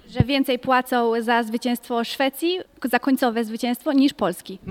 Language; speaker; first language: Polish; native; Polish